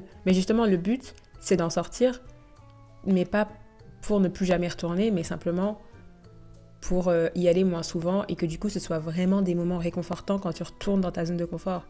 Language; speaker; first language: French; native; French